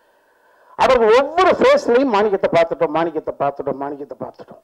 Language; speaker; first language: Tamil; native; Tamil